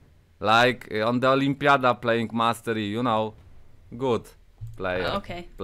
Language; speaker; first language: English; non-native, learner; Polish